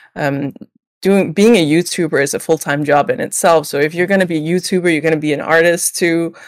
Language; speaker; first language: English; non-native, fluent; Danish